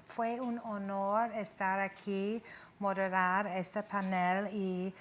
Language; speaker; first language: Spanish; non-native, fluent; English